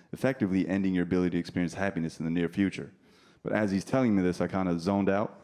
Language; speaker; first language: English; native; English